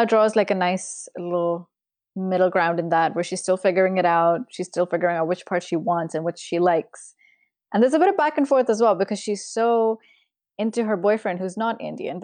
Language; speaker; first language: English; non-native, local second language; Urdu